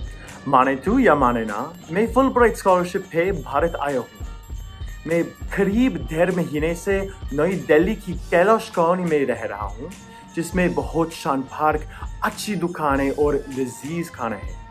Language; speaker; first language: Hindi; non-native, fluent; English